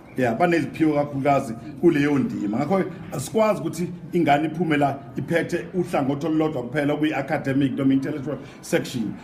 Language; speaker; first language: Zulu; native; Zulu